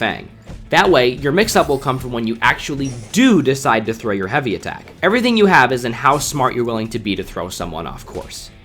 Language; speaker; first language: English; native; English